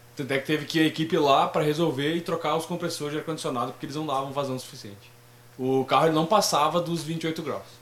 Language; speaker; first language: Portuguese; native; Portuguese